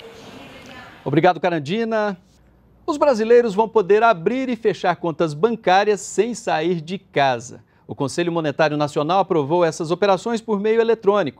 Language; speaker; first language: Portuguese; native; Portuguese